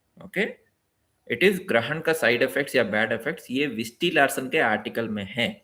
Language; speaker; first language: Hindi; non-native, local second language; Telugu